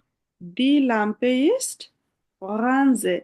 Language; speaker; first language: German; non-native, fluent; Bangla